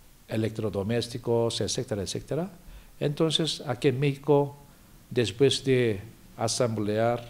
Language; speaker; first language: Spanish; non-native, fluent; Korean